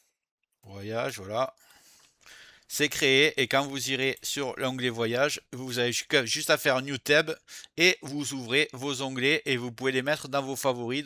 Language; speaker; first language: French; native; French